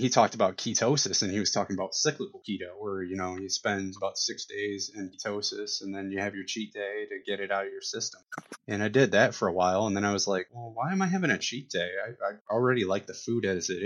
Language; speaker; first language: English; native; English